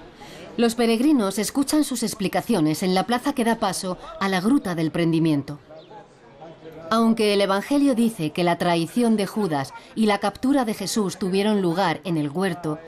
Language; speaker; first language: Spanish; native; Spanish